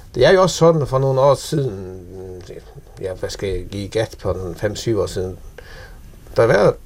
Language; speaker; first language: Danish; non-native, local second language; Faroese